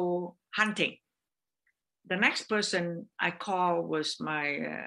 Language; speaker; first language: English; non-native, learner; Vietnamese